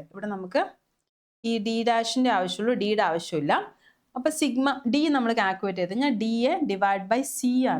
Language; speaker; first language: Malayalam; native; Malayalam